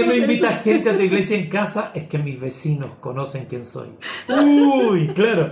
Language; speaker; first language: Spanish; native; Spanish